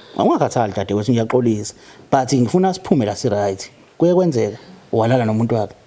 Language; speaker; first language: Zulu; native; Zulu